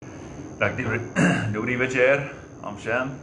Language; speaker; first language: Czech; non-native, fluent; English